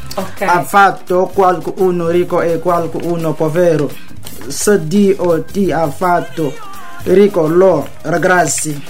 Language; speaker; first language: Italian; non-native, fluent; Wolof